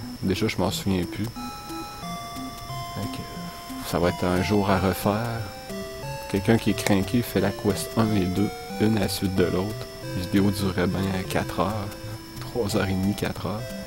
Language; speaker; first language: French; native; French